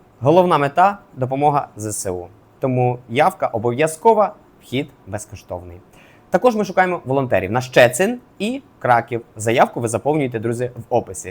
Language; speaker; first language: Ukrainian; native; Ukrainian